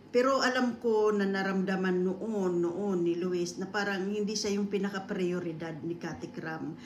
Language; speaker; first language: Filipino; non-native, local second language; Bikol